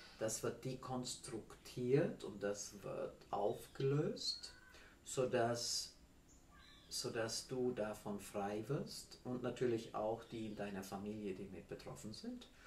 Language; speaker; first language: German; non-native, fluent; English